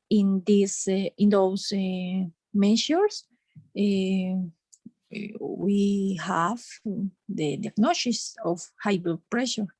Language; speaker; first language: English; non-native, learner; Spanish